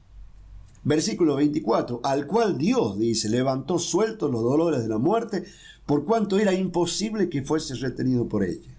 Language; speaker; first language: Spanish; native; Spanish